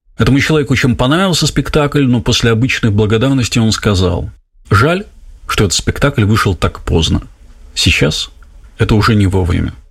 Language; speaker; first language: Russian; native; Russian